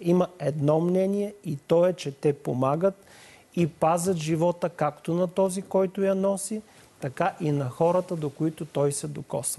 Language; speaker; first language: Bulgarian; native; Bulgarian